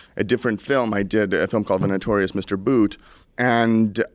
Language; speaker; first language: English; early bilingual, other home language; Russian